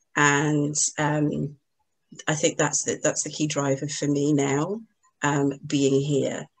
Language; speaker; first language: English; native; English